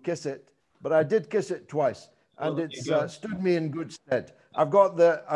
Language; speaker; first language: English; native; English